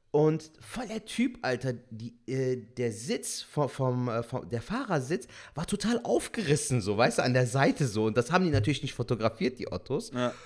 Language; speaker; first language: German; early bilingual, other home language; Turkish